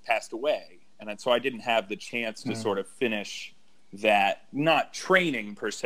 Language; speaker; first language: English; native; English